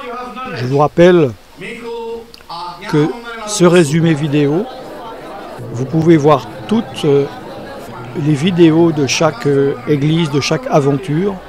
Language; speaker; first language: French; native; French